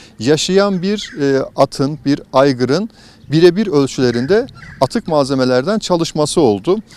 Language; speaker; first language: Turkish; native; Turkish